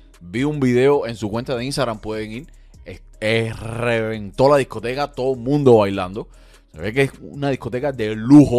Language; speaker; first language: Spanish; native; Spanish